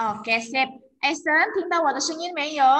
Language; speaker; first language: Chinese; non-native, fluent; Indonesian